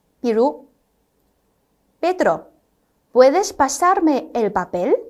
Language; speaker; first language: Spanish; non-native, fluent; Chinese